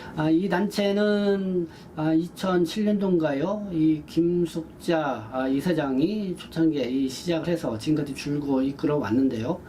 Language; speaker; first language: Korean; native; Korean